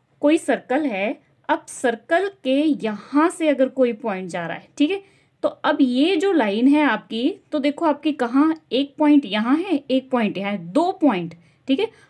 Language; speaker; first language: Hindi; native; Hindi